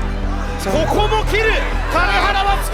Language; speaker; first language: Japanese; native; Japanese